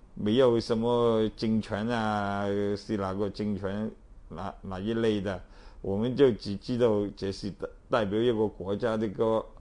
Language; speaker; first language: Chinese; non-native, local second language; Cantonese